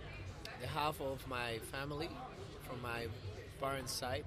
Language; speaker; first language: English; non-native, fluent; Spanish